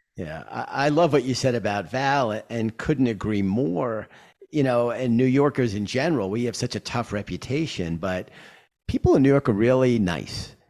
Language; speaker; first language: English; native; English